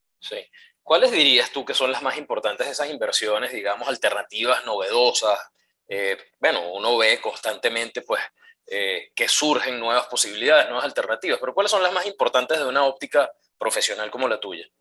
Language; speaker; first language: Spanish; native; Spanish